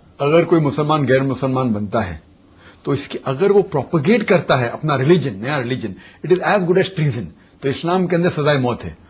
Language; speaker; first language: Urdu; non-native, local second language; Konkani